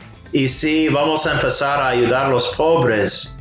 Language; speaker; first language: Spanish; non-native, fluent; English